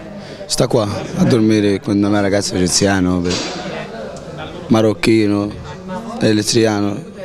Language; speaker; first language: Italian; non-native, learner; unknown